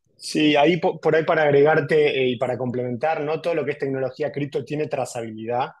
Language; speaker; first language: Spanish; native; Spanish